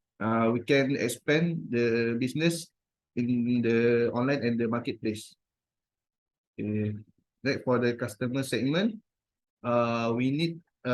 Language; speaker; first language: English; non-native, fluent; Malay